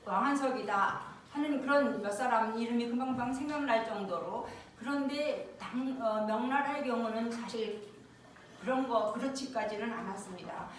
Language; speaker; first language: Korean; native; Korean